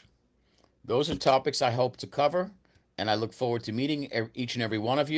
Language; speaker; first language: English; native; English